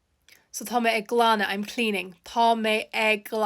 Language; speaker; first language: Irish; non-native, local second language; English